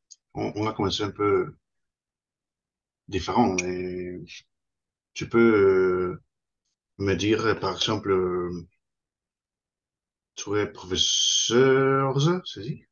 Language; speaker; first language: French; non-native, fluent; Spanish